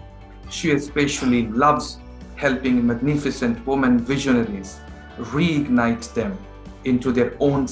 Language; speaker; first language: English; non-native, local second language; Hindi